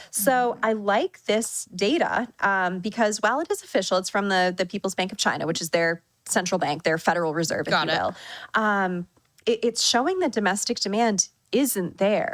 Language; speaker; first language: English; native; English